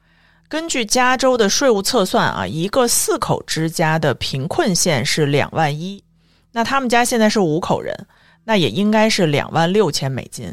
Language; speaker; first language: Chinese; native; Chinese